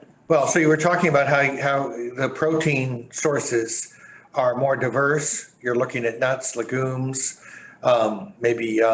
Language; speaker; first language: English; native; English